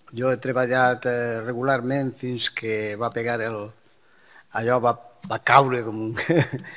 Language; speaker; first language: Catalan; non-native, local second language; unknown